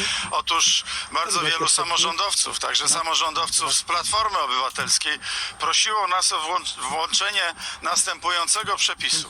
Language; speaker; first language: Polish; native; Polish